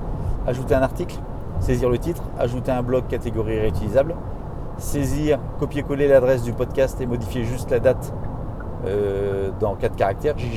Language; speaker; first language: French; native; French